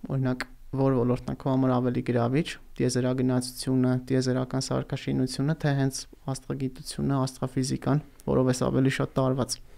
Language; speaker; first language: Armenian; native; Armenian